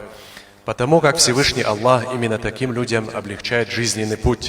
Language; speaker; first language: Russian; non-native, local second language; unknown